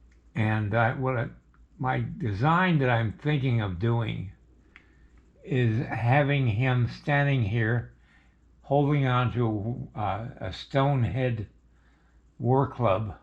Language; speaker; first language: English; native; English